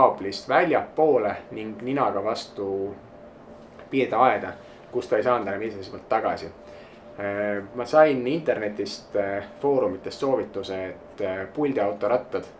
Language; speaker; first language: Estonian; native; Estonian